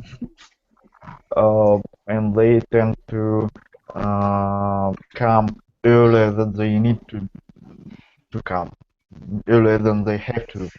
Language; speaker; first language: English; non-native, fluent; Russian